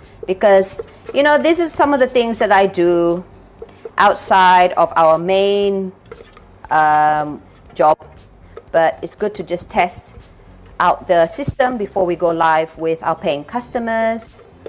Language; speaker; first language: English; non-native, local second language; Malay